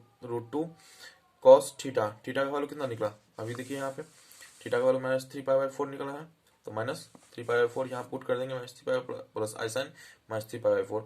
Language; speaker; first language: Hindi; native; Hindi